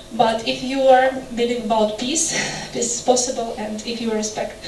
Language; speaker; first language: English; non-native, learner; Russian